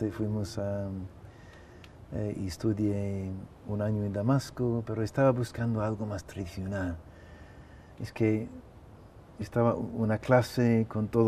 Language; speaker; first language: Spanish; non-native, fluent; English